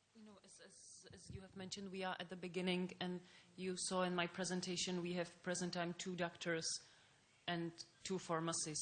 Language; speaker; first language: English; non-native, learner; Czech